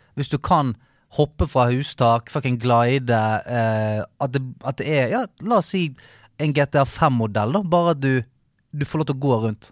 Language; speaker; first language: Norwegian; native; Norwegian